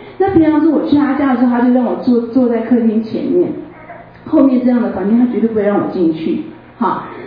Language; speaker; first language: Chinese; native; Chinese